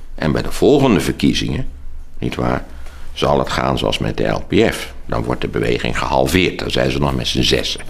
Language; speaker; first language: Dutch; native; Dutch